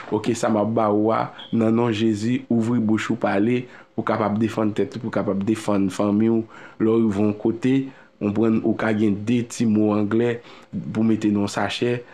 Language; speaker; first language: French; native; French